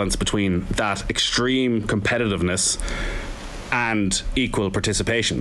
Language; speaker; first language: English; native; English